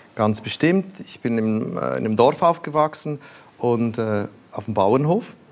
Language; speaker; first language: German; native; German